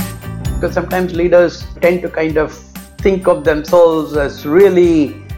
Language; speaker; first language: English; non-native, local second language; Tamil